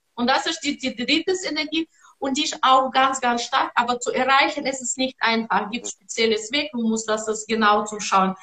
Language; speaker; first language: German; non-native, learner; Russian